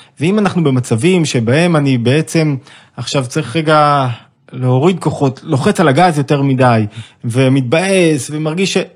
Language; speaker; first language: Hebrew; native; Hebrew